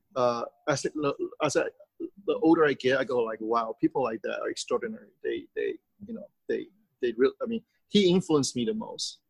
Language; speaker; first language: English; early bilingual, other home language; Chinese